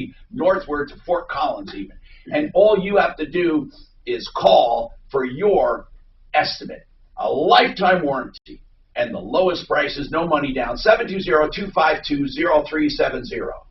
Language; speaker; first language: English; native; English